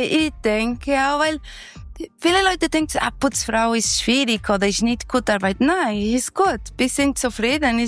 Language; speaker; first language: German; non-native, learner; Portuguese